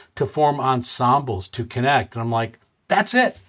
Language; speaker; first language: English; native; English